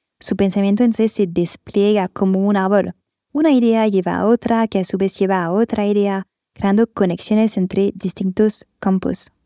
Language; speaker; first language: Spanish; non-native, fluent; French